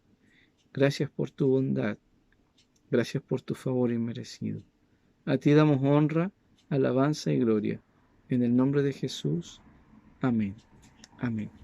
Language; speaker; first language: Spanish; native; Spanish